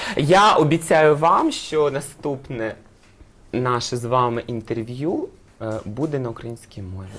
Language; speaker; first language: Ukrainian; non-native, local second language; Russian